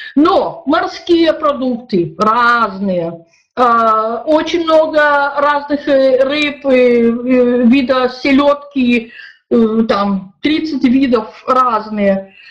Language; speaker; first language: Russian; early bilingual, heritage; Russian